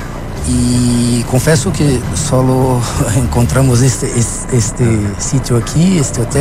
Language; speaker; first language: Spanish; non-native, learner; Portuguese